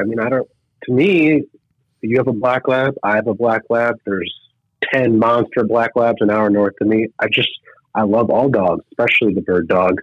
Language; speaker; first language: English; native; English